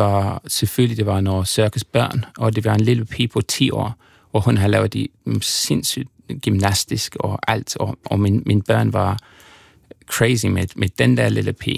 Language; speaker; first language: Danish; non-native, learner; English